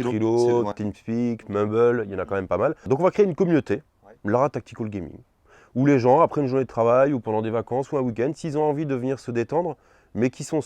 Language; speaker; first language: French; native; French